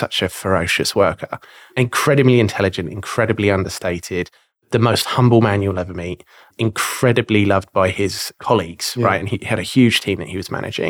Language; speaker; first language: English; native; English